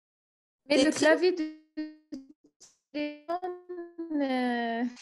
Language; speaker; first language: French; non-native, learner; Arabic